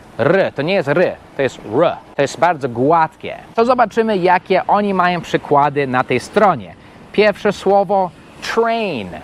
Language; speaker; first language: Polish; non-native, fluent; English